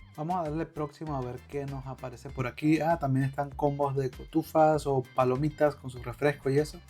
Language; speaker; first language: Spanish; native; Spanish